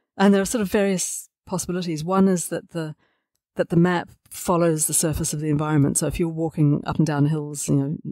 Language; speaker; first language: English; native; English